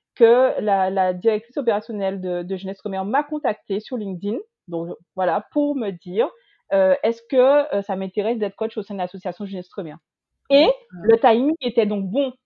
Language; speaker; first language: French; native; French